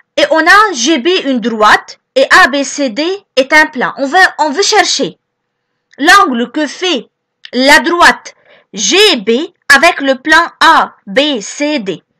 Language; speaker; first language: French; non-native, local second language; Arabic